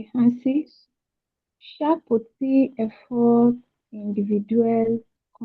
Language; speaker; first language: French; non-native, learner; Yoruba